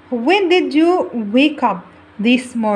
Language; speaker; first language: English; non-native, fluent; Arabic